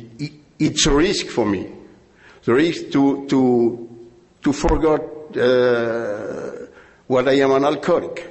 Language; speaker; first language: English; non-native, learner; French